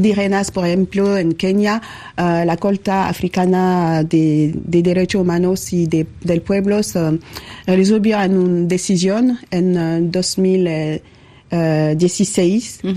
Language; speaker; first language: Spanish; non-native, learner; French